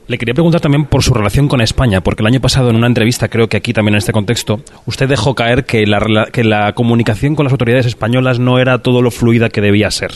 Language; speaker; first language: Spanish; native; Spanish